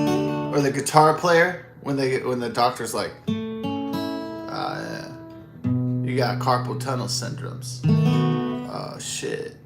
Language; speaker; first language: English; native; English